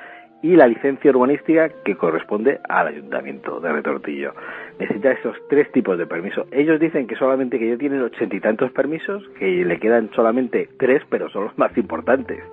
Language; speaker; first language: Spanish; native; Spanish